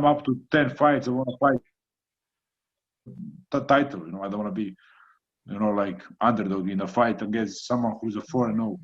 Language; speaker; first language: English; non-native, fluent; Croatian